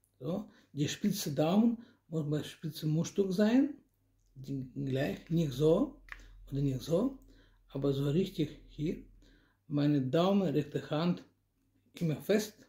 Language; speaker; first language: German; non-native, learner; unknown